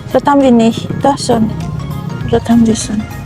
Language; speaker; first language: German; non-native, learner; Indonesian